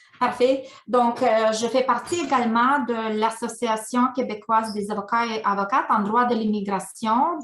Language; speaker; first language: French; non-native, fluent; Ukrainian